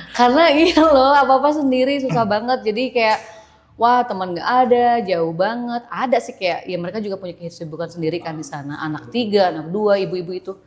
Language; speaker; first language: Indonesian; native; Indonesian